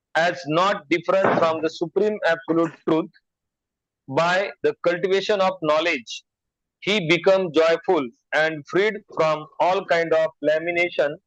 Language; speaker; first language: English; non-native, local second language; Marathi